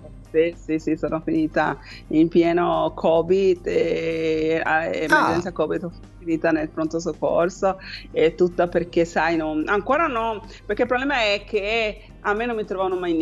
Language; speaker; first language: Italian; non-native, fluent; Spanish